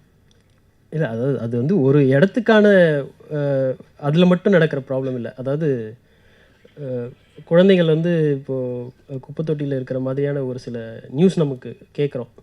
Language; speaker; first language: Tamil; native; Tamil